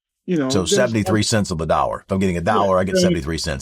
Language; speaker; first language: English; native; English